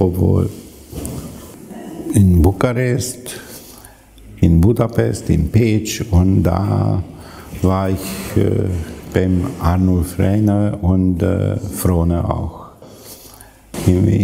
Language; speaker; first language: German; non-native, fluent; Hungarian